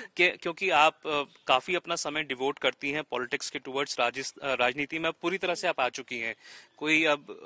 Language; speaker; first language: Hindi; native; Hindi